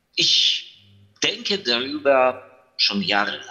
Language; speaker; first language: German; non-native, fluent; Ukrainian